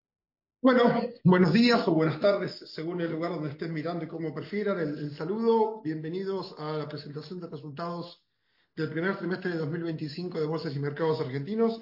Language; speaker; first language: Spanish; native; Spanish